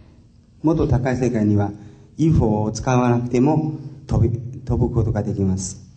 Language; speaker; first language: Japanese; non-native, fluent; Chinese